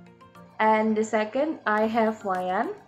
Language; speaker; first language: English; non-native, learner; Indonesian